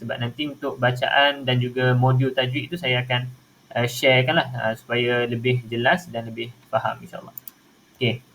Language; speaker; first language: Malay; native; Malay